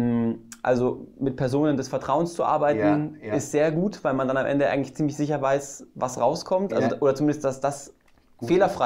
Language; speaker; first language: German; native; German